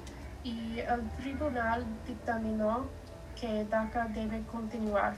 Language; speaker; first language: Spanish; non-native, learner; English